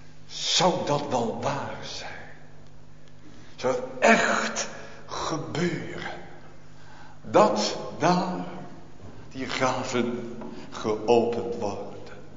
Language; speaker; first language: Dutch; native; Dutch